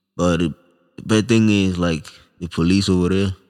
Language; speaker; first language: English; non-native, local second language; Swahili